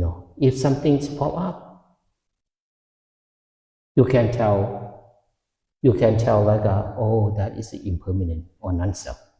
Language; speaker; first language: English; non-native, fluent; Lao